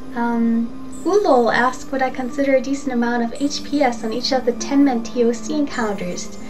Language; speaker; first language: English; early bilingual, other home language; German